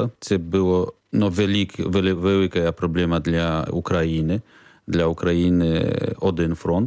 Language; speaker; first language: Ukrainian; non-native, learner; Polish